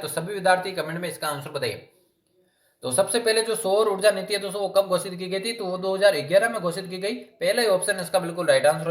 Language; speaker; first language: Hindi; native; Hindi